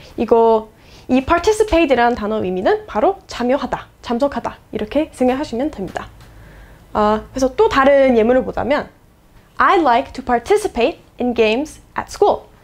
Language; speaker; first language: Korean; non-native, fluent; English